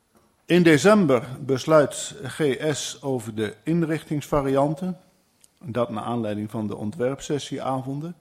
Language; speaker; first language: Dutch; native; Dutch